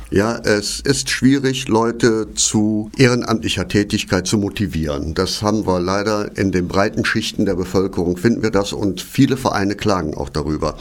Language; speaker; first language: German; native; German